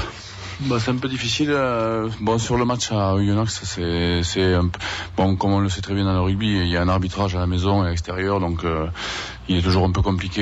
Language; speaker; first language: French; native; French